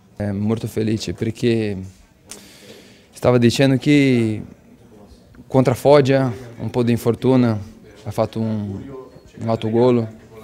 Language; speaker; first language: Italian; non-native, learner; Portuguese